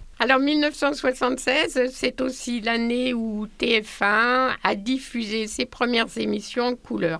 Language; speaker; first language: French; native; French